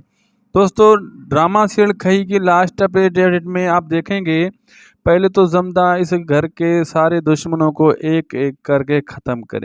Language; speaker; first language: Hindi; non-native, local second language; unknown